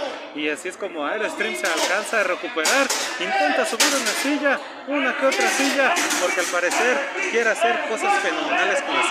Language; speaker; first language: Spanish; native; Spanish